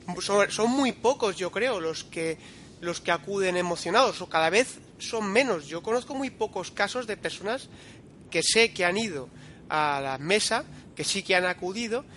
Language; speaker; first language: Spanish; native; Spanish